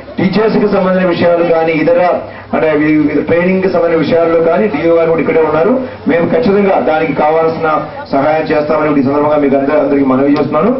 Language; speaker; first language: Telugu; non-native, fluent; Malayalam